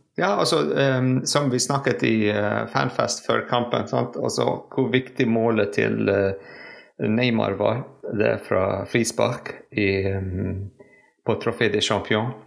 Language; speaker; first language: Norwegian; non-native, fluent; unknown